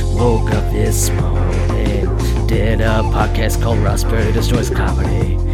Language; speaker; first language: English; native; English